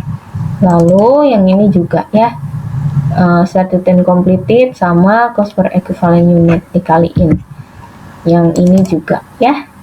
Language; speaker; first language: Indonesian; native; Indonesian